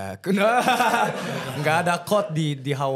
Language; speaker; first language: Indonesian; early bilingual, heritage; English